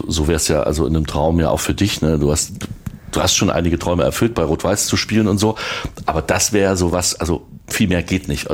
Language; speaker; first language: German; native; German